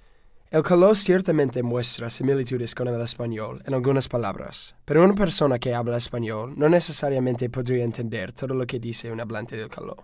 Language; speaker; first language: Spanish; non-native, learner; English